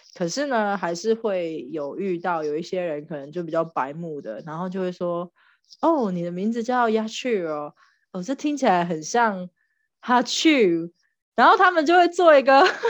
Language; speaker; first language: Chinese; native; Chinese